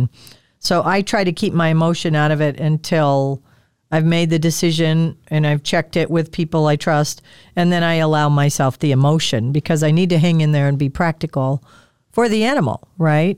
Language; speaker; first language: English; native; English